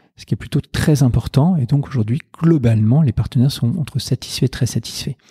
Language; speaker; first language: French; native; French